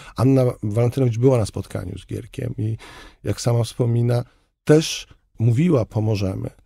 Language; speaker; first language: Polish; native; Polish